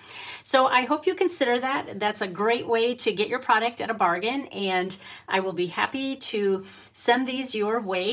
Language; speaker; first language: English; native; English